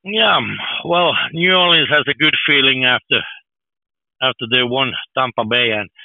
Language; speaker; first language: English; non-native, fluent; Finnish